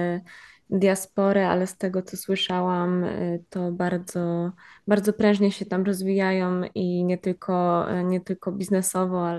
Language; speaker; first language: Polish; native; Polish